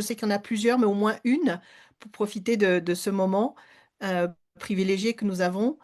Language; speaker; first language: French; non-native, fluent; Spanish